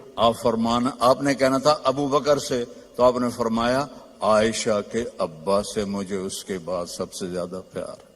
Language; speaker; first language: Urdu; non-native, local second language; Punjabi